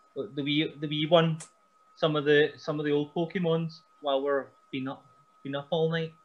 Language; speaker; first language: English; native; English